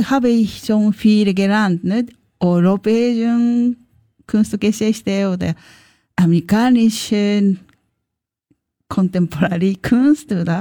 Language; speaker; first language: German; non-native, learner; Japanese